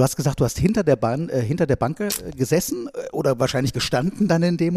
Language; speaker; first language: German; native; German